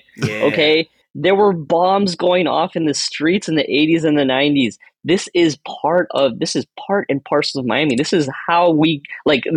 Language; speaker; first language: English; early bilingual, other home language; Spanish